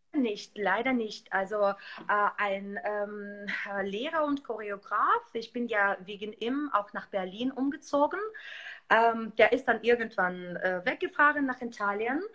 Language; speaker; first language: German; non-native, fluent; Russian